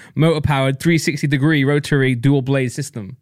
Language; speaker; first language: English; native; English